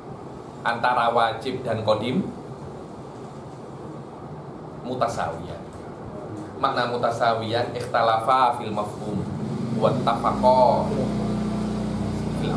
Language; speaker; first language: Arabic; non-native, fluent; Indonesian